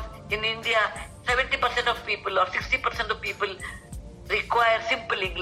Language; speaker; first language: English; non-native, local second language; Kannada